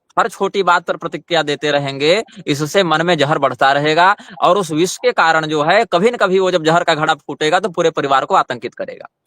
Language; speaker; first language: Hindi; native; Hindi